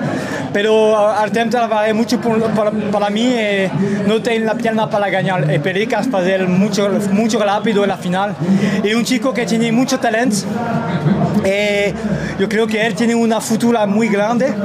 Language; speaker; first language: Spanish; non-native, learner; Portuguese